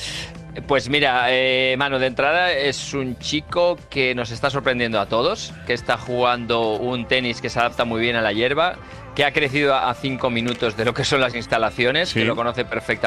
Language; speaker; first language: Spanish; native; Spanish